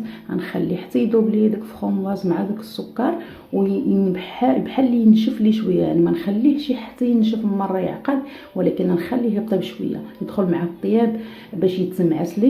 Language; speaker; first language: Arabic; native; Arabic